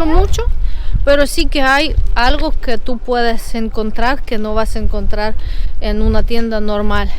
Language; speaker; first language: Spanish; non-native, fluent; Russian